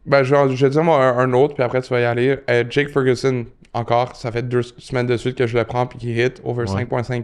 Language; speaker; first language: French; native; French